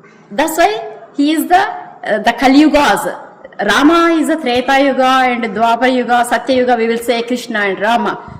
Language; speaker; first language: English; non-native, local second language; Telugu